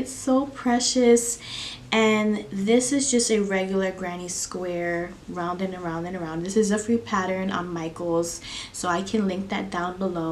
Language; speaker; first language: English; native; English